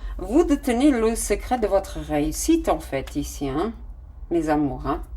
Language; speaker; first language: French; non-native, fluent; Portuguese